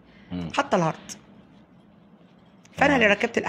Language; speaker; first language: Arabic; native; Arabic